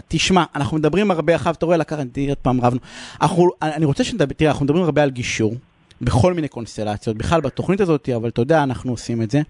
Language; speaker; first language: Hebrew; native; Hebrew